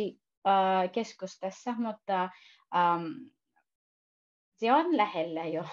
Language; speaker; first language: Finnish; non-native, learner; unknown